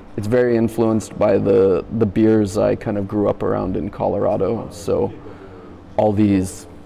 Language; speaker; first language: English; native; English